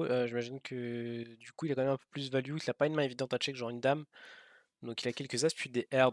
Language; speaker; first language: French; native; French